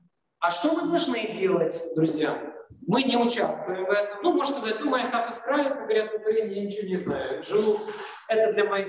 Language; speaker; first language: Russian; native; Russian